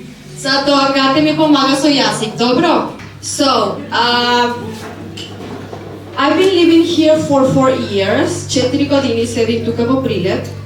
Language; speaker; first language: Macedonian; non-native, learner; Spanish